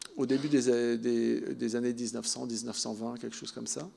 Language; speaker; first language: French; native; French